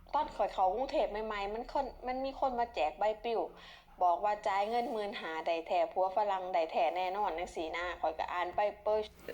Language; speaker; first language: Thai; native; Thai